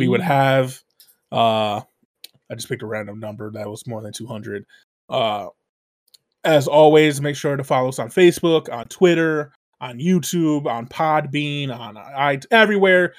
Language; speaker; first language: English; native; English